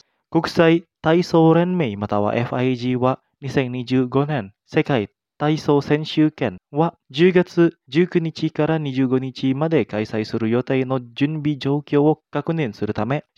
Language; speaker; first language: Japanese; non-native, fluent; Indonesian